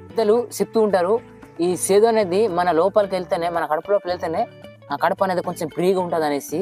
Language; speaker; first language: Telugu; non-native, local second language; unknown